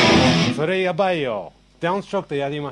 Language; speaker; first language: Japanese; non-native, fluent; English